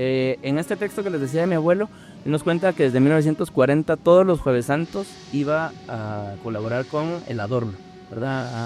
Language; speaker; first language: Spanish; native; Spanish